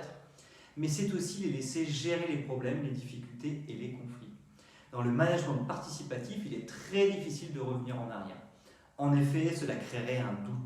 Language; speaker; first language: French; native; French